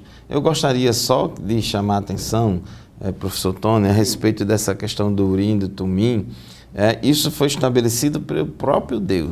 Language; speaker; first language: Portuguese; native; Portuguese